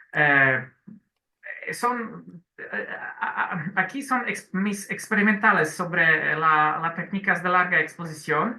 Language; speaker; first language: Spanish; non-native, learner; Polish